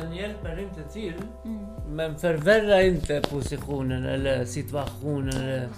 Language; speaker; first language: Swedish; non-native, fluent; Kurdish